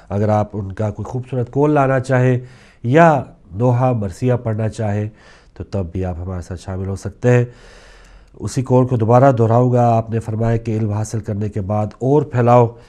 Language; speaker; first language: Urdu; native; Urdu